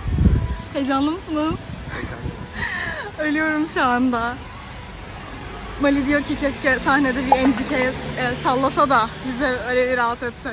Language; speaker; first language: Turkish; native; Turkish